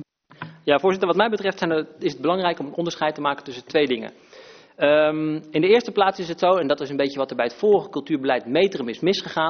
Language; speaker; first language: Dutch; native; Dutch